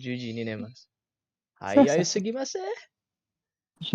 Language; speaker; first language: Japanese; non-native, learner; Malay